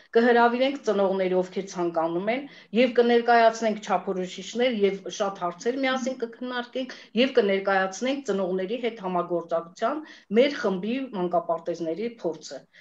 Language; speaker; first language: Armenian; native; Armenian